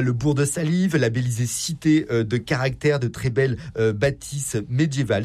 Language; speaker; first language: French; native; French